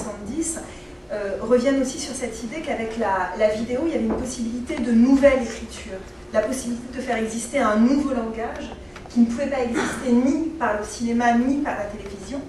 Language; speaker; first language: French; native; French